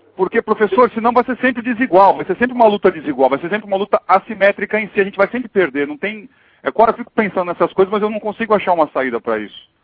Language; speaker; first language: Portuguese; native; Portuguese